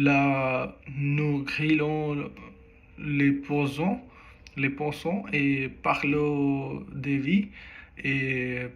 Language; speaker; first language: French; non-native, learner; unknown